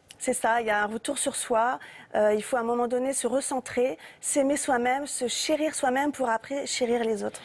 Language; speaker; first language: French; native; French